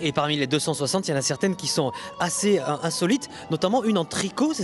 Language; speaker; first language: French; native; French